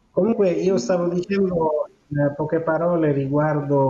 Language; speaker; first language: Italian; non-native, fluent; Bangla